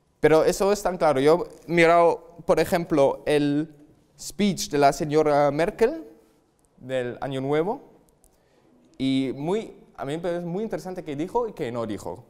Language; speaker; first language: Spanish; non-native, fluent; German